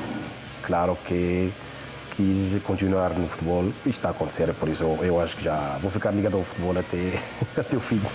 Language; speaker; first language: Portuguese; non-native, fluent; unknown